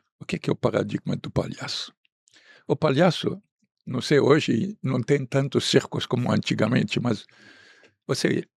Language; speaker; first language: Portuguese; non-native, fluent; Arabic